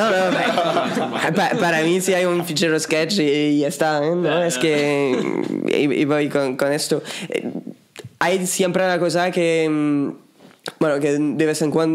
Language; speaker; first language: Spanish; non-native, fluent; French